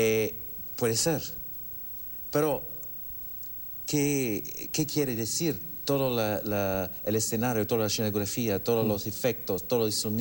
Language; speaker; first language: Spanish; non-native, fluent; English